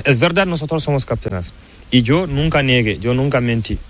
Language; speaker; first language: Spanish; non-native, learner; Fula